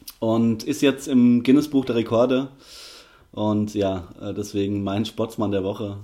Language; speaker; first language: German; native; German